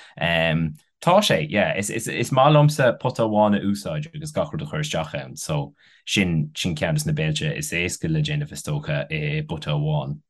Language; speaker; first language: Irish; non-native, local second language; English